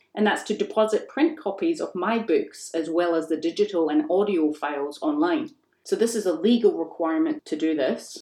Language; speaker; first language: English; native; English